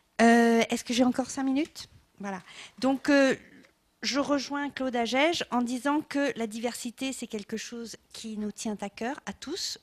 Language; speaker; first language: French; non-native, fluent; English